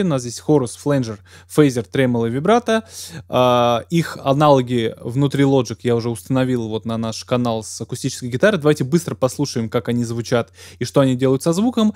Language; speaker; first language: Russian; native; Russian